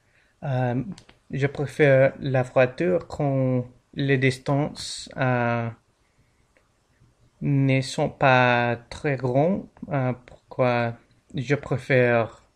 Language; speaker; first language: French; non-native, learner; English